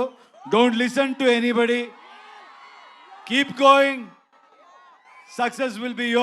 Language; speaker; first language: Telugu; non-native, learner; Kannada